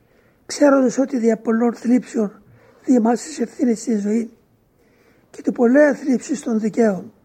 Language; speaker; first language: Greek; native; Greek